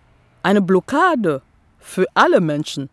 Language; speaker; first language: German; non-native, fluent; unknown